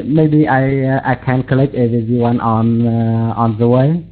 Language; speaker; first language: English; non-native, learner; Vietnamese